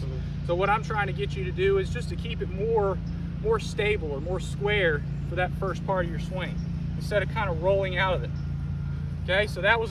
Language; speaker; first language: English; native; English